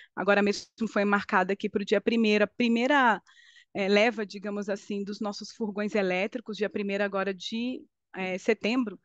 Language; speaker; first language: Portuguese; native; Portuguese